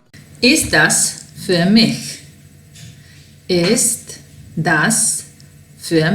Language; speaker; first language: German; non-native, fluent; Serbian